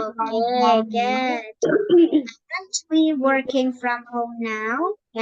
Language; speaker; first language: English; non-native, fluent; Indonesian